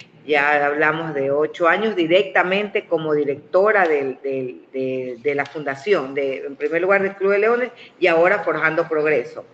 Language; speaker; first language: Spanish; native; Spanish